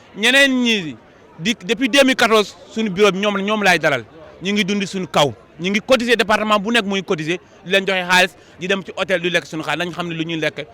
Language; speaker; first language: Wolof; non-native, local second language; Mandingo